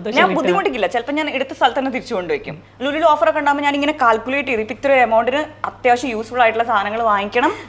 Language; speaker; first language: Malayalam; native; Malayalam